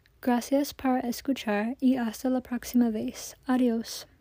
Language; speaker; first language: Spanish; non-native, learner; English